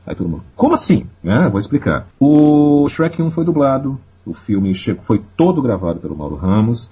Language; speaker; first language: Portuguese; native; Portuguese